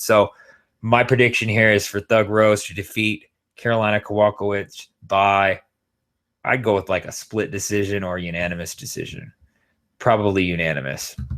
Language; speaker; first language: English; native; English